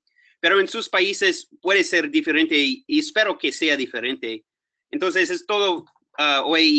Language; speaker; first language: Spanish; non-native, fluent; English